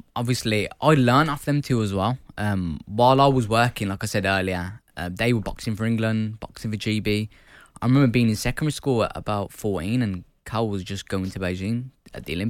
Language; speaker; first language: English; native; English